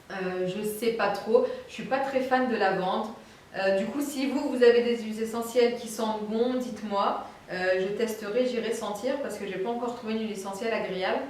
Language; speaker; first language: French; native; French